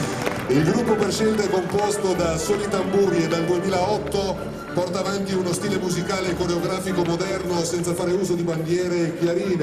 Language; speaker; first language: Italian; native; Italian